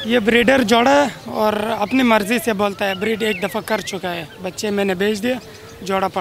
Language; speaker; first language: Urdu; non-native, local second language; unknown